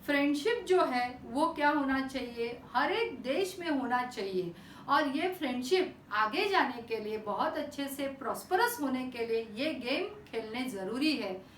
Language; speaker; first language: Hindi; non-native, local second language; Marathi